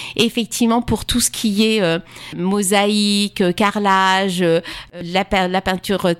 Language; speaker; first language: French; native; French